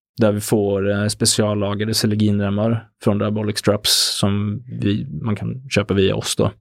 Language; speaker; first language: Swedish; native; Swedish